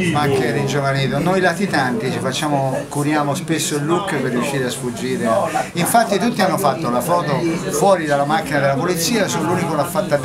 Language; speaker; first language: Italian; native; Italian